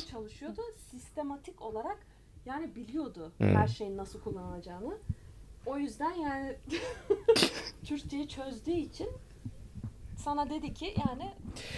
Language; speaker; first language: Turkish; early bilingual, heritage; Turkish